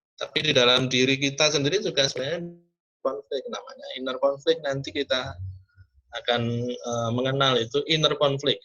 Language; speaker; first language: Indonesian; non-native, local second language; Javanese